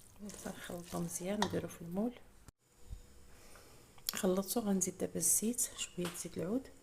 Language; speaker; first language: Arabic; native; Arabic